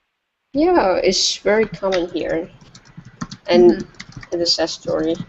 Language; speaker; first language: English; non-native, fluent; Vietnamese